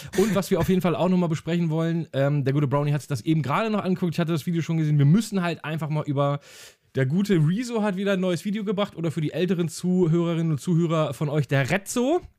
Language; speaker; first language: German; early bilingual, other home language; Hungarian